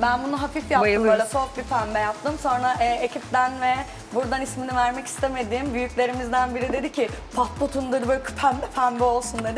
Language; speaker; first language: Turkish; native; Turkish